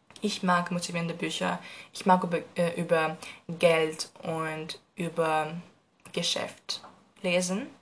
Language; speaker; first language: German; non-native, learner; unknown